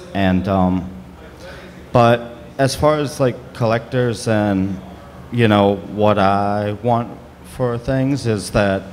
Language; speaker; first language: English; native; English